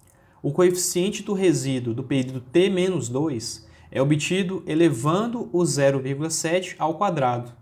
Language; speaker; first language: Portuguese; native; Portuguese